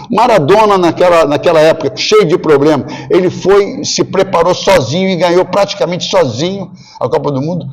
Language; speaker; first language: Portuguese; native; Portuguese